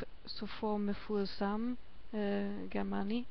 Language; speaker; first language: Hebrew; non-native, learner; German